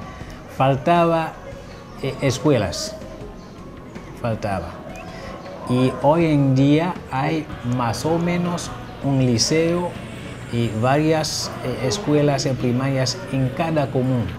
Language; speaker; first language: Spanish; non-native, fluent; Haitian Creole